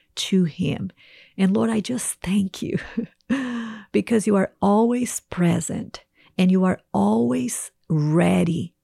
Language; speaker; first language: English; non-native, fluent; Portuguese